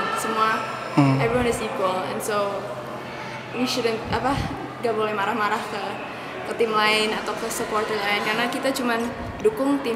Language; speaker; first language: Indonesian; early bilingual, heritage; English